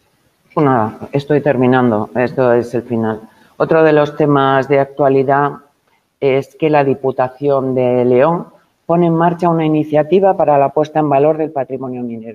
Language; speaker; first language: Spanish; native; Spanish